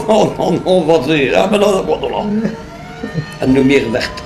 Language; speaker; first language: French; native; French